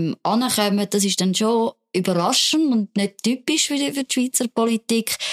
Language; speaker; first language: German; native; German